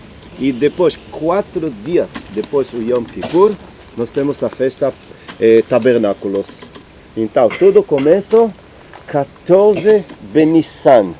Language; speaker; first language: Portuguese; non-native, learner; Hebrew